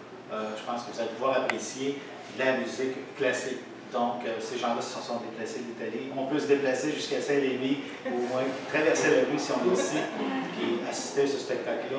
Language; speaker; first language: French; native; French